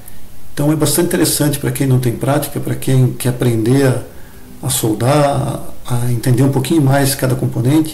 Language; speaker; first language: Portuguese; native; Portuguese